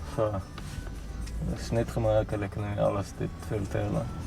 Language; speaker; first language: Dutch; non-native, learner; Chechen